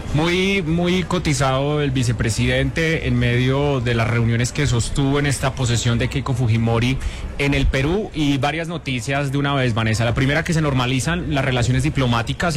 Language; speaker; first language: Spanish; native; Spanish